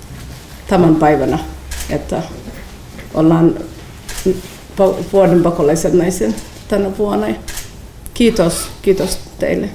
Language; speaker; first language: Finnish; non-native, learner; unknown